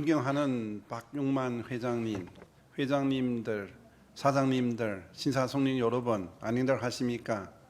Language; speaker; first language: Korean; non-native, fluent; Chinese